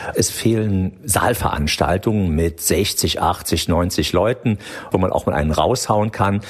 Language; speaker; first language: German; native; German